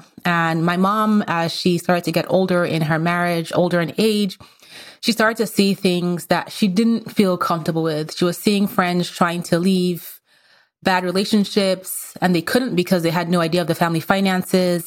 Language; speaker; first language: English; non-native, local second language; Yoruba